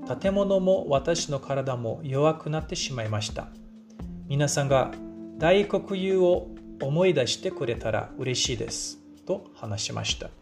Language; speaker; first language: Japanese; non-native, fluent; Portuguese